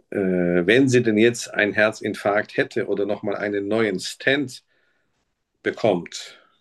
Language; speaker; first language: German; native; German